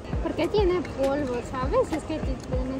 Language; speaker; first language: Spanish; non-native, learner; Ukrainian